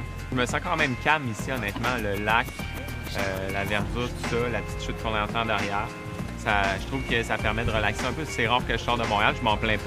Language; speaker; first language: French; native; French